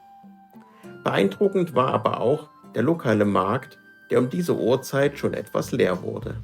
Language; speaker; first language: German; native; German